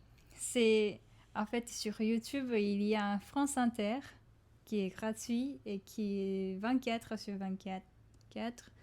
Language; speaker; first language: French; non-native, fluent; Japanese